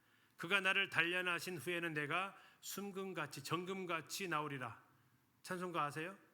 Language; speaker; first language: Korean; native; Korean